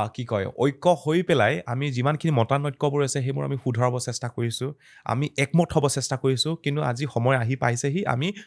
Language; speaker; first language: Assamese; non-native, local second language; Karbi